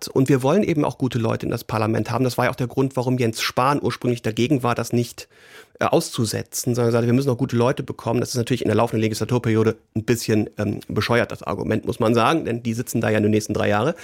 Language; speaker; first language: German; native; German